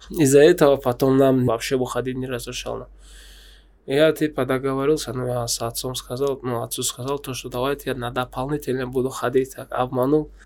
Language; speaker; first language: Russian; non-native, local second language; Tajik